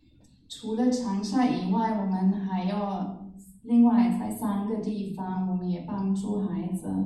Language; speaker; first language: Chinese; non-native, fluent; German